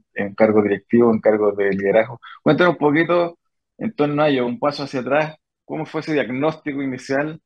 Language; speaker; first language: Spanish; native; Spanish